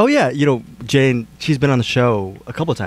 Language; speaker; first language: English; native; English